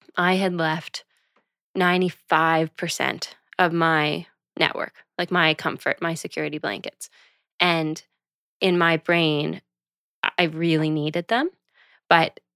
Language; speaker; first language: English; native; English